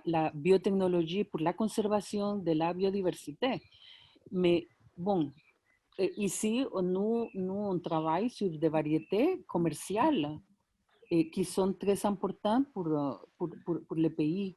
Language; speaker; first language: French; non-native, fluent; Spanish